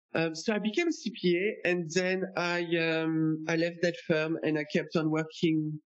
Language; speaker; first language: English; non-native, fluent; French